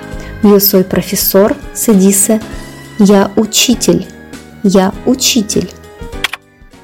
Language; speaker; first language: Spanish; non-native, fluent; Russian